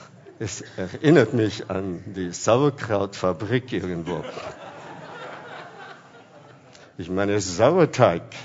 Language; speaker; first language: German; non-native, fluent; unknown